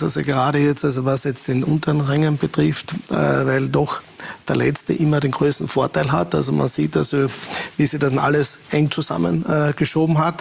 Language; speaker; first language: German; native; German